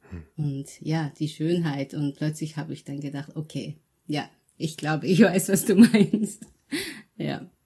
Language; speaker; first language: German; early bilingual, other home language; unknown